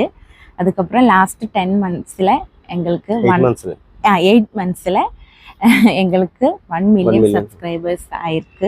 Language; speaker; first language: Tamil; non-native, learner; Malayalam